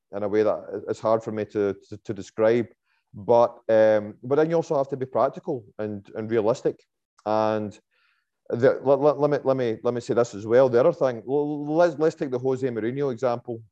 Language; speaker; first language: English; native; English